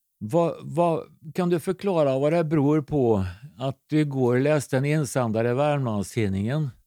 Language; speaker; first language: Swedish; native; Swedish